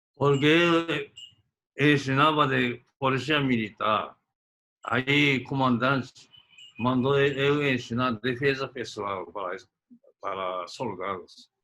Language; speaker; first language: Portuguese; early bilingual, other home language; Japanese